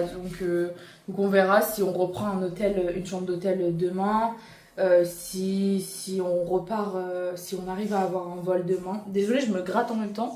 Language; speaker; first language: French; native; French